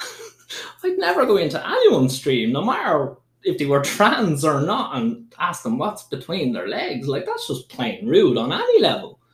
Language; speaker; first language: English; native; English